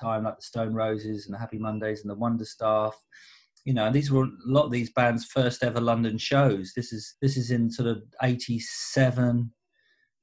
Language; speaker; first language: English; native; English